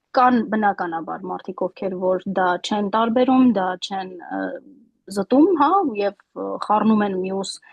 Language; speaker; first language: Armenian; native; Armenian